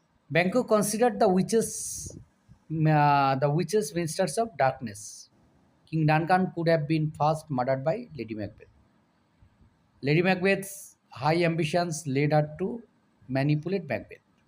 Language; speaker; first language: English; non-native, local second language; Bangla